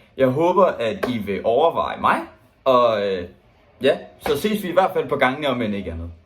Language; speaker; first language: Danish; native; Danish